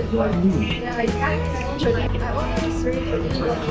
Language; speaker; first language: English; non-native, learner; Chinese